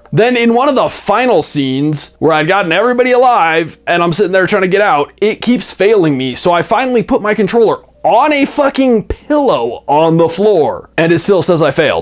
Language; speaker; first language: English; native; English